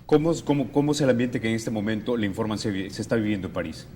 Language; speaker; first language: Spanish; native; Spanish